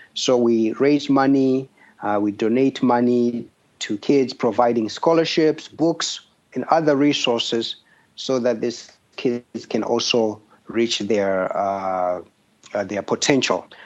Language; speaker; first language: English; non-native, local second language; Shona